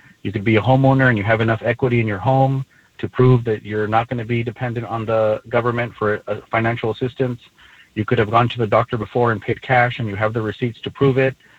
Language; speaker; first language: English; early bilingual, other home language; Spanish